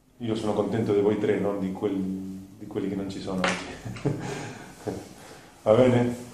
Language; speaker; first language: Italian; non-native, fluent; Spanish